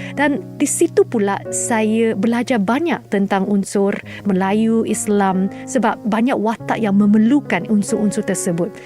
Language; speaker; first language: Malay; non-native, local second language; Chinese